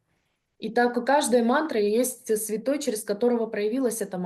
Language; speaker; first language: Russian; native; Russian